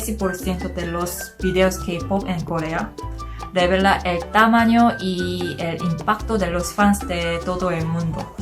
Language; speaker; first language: Spanish; non-native, learner; Korean